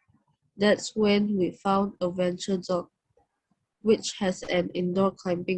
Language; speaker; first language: English; non-native, learner; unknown